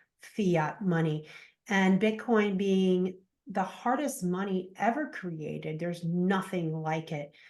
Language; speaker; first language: English; native; English